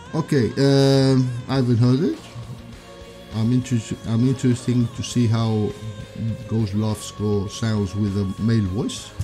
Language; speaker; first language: English; non-native, fluent; Spanish